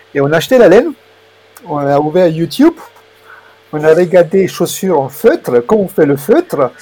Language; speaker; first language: French; non-native, fluent; Romanian